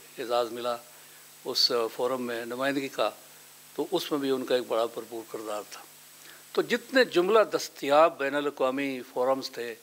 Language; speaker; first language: Urdu; non-native, local second language; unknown